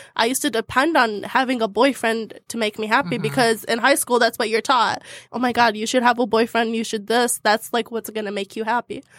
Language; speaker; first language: English; early bilingual, heritage; Arabic